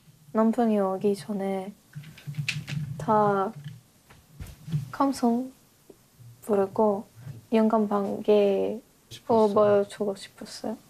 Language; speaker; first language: Korean; non-native, learner; Russian